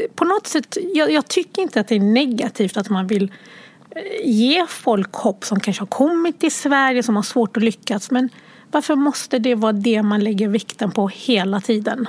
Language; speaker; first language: Swedish; early bilingual, other home language; Arabic